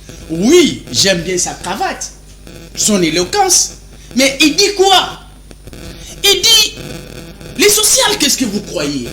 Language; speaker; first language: French; non-native, local second language; Lingala